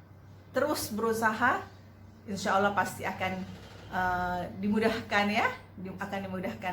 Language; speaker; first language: Indonesian; native; Indonesian